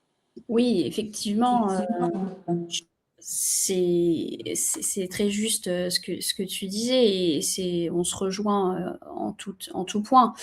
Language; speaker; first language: French; native; French